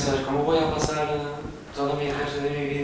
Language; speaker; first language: Spanish; non-native, fluent; Portuguese